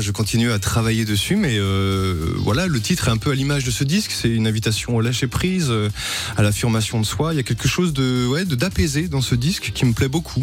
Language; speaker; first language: French; native; French